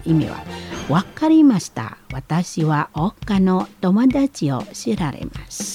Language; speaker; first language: Japanese; non-native, learner; Indonesian